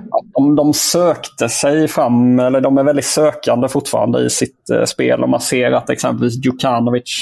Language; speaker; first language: Swedish; native; Swedish